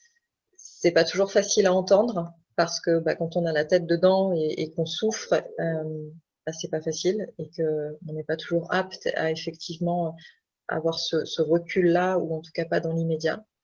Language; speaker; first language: French; native; French